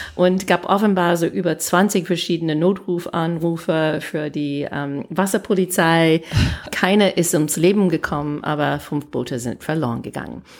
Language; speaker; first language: German; non-native, fluent; English